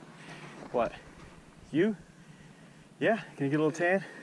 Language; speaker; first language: English; native; English